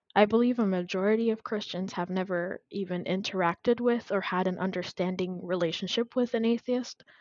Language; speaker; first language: English; non-native, fluent; Amharic